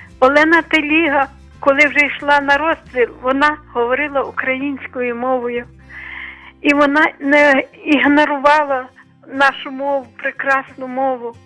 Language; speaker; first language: Ukrainian; native; Ukrainian